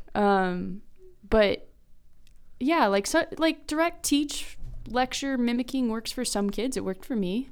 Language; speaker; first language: English; native; English